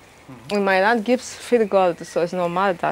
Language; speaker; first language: German; non-native, learner; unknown